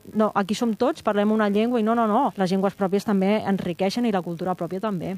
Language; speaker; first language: Catalan; native; Catalan